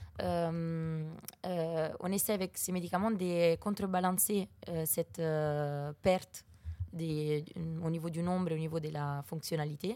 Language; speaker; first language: French; non-native, fluent; Italian